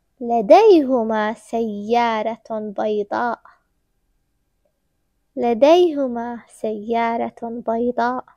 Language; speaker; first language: Arabic; non-native, fluent; English